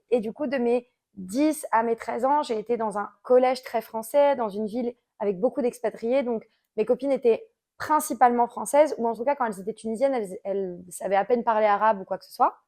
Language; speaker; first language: French; native; French